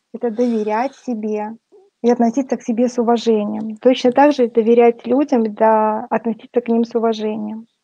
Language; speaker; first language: Russian; native; Russian